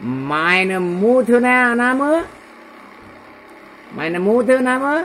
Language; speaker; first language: German; non-native, learner; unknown